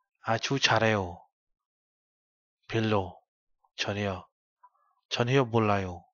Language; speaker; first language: Korean; non-native, fluent; Vietnamese